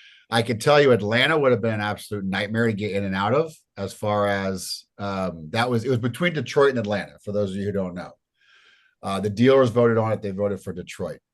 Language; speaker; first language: English; native; English